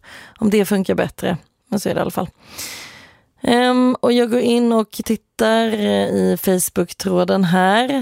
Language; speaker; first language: Swedish; native; Swedish